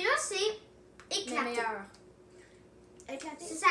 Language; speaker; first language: French; non-native, local second language; English